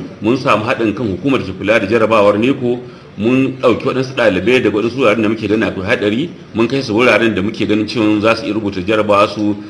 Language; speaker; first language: Hausa; native; Hausa